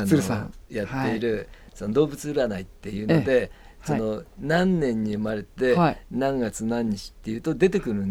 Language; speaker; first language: Japanese; native; Japanese